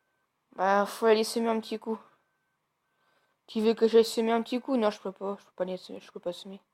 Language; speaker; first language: French; native; French